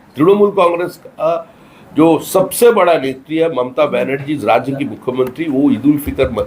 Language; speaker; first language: Hindi; non-native, local second language; Bangla